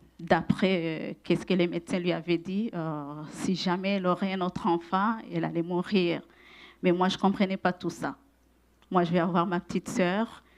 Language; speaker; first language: French; non-native, local second language; Rundi